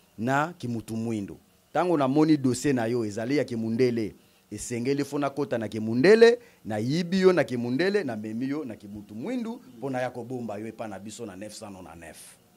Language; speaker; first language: Lingala; non-native, local second language; Kongo